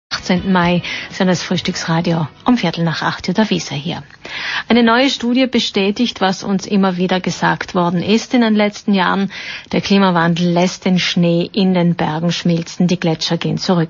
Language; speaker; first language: German; native; German